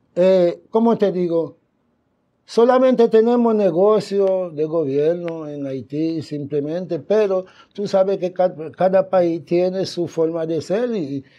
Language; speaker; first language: Spanish; non-native, fluent; Haitian Creole